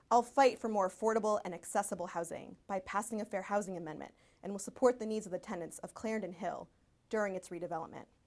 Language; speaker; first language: English; early bilingual, other home language; Spanish